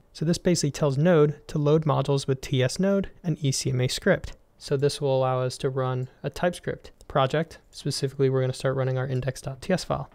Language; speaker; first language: English; native; English